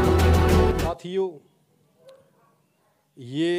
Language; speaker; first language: Hindi; native; Hindi